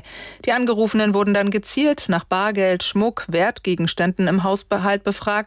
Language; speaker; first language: German; native; German